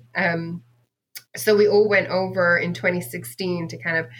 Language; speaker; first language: English; native; English